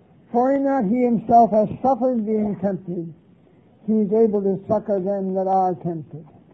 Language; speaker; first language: English; native; English